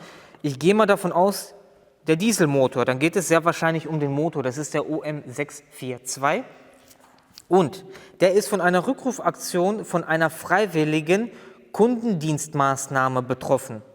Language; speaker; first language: German; native; German